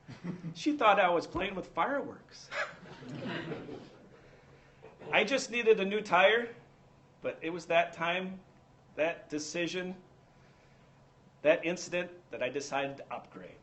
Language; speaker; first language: English; native; English